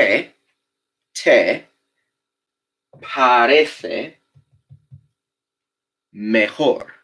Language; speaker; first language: Spanish; non-native, fluent; English